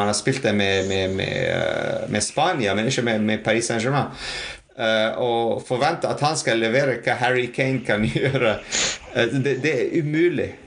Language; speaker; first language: Norwegian; non-native, fluent; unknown